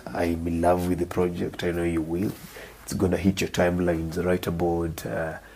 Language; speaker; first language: English; non-native, local second language; Luo (Kenya and Tanzania)